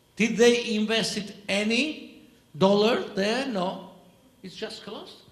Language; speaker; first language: English; non-native, fluent; Armenian